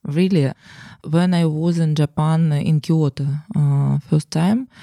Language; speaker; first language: English; non-native, learner; Russian